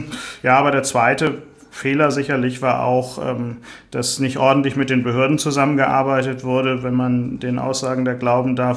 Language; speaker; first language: German; native; German